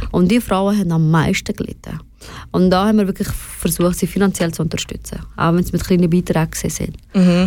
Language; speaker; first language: German; early bilingual, other home language; Persian